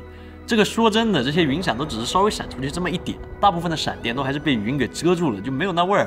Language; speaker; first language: Chinese; native; Chinese